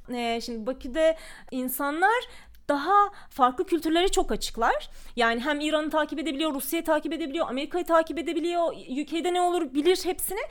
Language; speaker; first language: Turkish; early bilingual, other home language; Russian